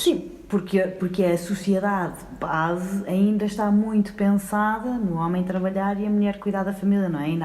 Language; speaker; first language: Portuguese; native; Portuguese